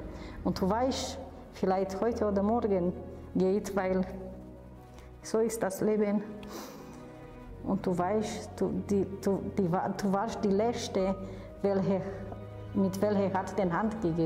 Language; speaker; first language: German; non-native, fluent; Romanian